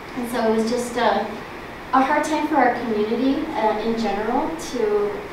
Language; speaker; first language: English; native; English